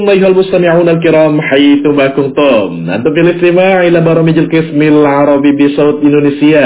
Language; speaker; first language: Arabic; non-native, fluent; Indonesian